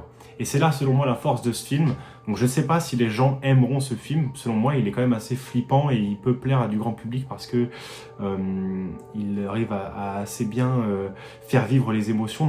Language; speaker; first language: French; native; French